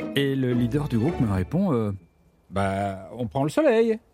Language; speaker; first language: French; native; French